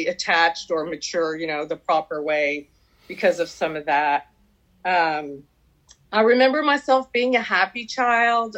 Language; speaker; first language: English; early bilingual, other home language; French